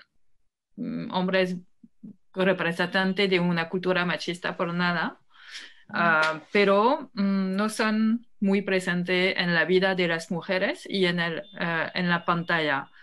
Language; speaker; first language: Spanish; non-native, fluent; French